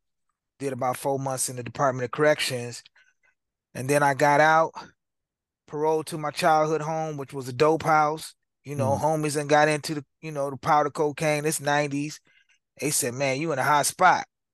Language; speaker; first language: English; native; English